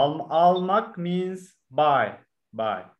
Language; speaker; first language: English; non-native, learner; Turkish